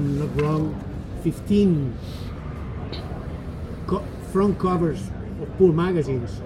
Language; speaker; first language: English; non-native, fluent; Spanish